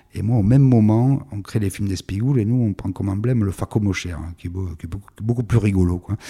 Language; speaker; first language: French; native; French